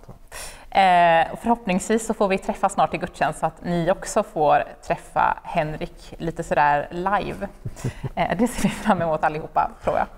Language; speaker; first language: Swedish; native; Swedish